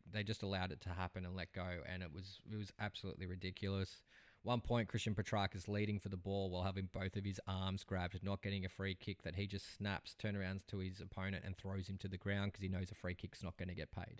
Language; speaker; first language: English; native; English